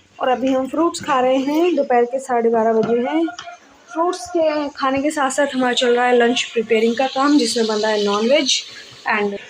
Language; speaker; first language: Hindi; native; Hindi